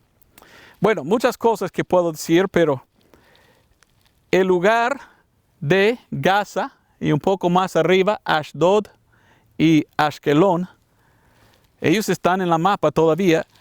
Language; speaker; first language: Spanish; non-native, learner; English